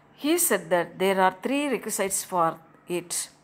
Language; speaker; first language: English; non-native, local second language; Tamil